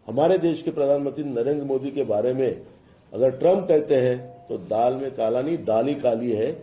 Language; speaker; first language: Hindi; non-native, local second language; Marathi